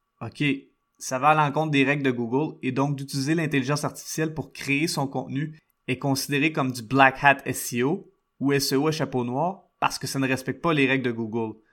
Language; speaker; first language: French; native; French